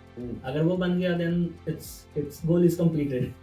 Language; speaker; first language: Hindi; native; Hindi